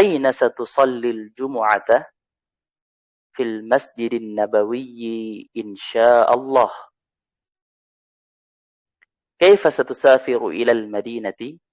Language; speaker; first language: Arabic; non-native, fluent; Indonesian